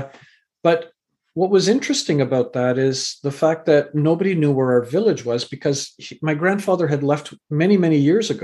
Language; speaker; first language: English; native; English